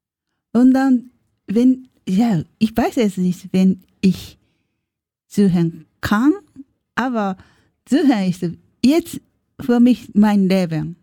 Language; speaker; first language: German; non-native, learner; Japanese